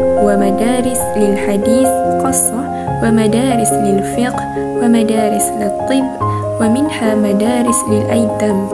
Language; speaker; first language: Arabic; non-native, learner; Malay